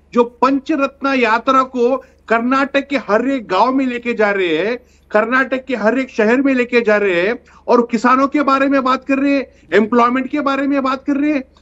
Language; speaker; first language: Hindi; non-native, local second language; Kannada